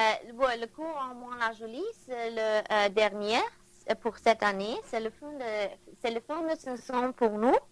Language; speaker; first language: French; non-native, learner; German